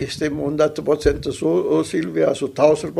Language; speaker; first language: German; non-native, local second language; Italian